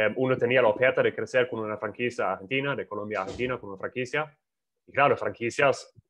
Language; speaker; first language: Spanish; non-native, fluent; German